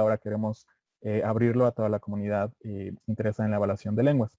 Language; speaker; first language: Spanish; native; Spanish